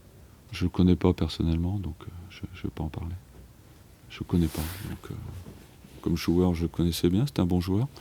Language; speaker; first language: French; native; French